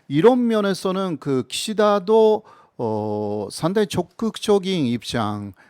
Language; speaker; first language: Korean; non-native, fluent; Japanese